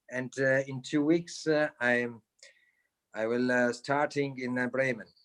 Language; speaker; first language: English; non-native, learner; Italian